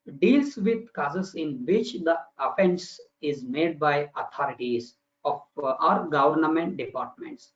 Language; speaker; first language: English; non-native, local second language; Kannada